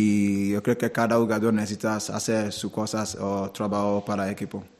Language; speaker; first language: Spanish; non-native, learner; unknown